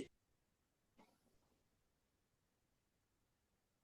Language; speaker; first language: Chinese; non-native, learner; Indonesian